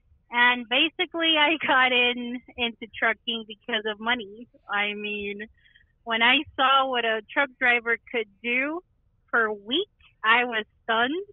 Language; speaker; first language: English; non-native, local second language; Spanish